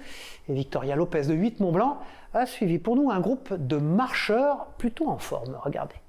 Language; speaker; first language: French; native; French